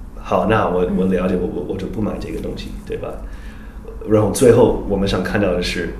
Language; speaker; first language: Chinese; non-native, fluent; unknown